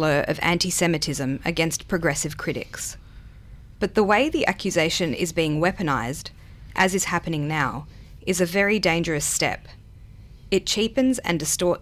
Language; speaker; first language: English; non-native, local second language; Hebrew